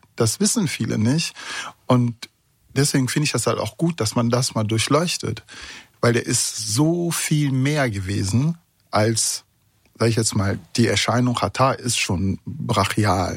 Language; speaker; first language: German; early bilingual, other home language; Kurdish